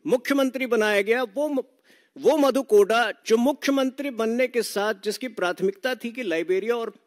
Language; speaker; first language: Hindi; native; Hindi